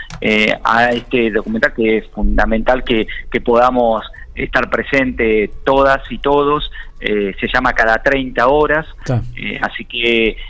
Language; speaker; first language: Spanish; native; Spanish